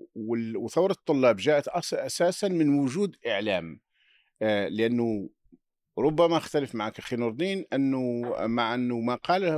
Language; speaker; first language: Arabic; native; Arabic